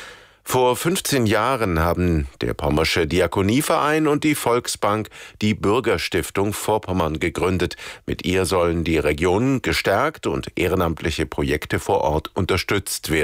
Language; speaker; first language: German; native; German